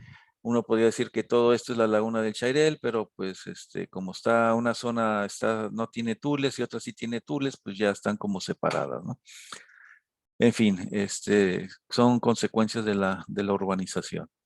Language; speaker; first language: Spanish; native; Spanish